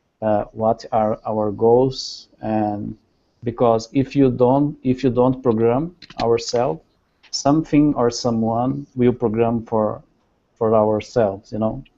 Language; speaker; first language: English; non-native, learner; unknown